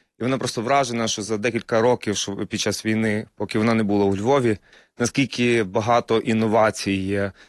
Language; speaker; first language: Ukrainian; native; Ukrainian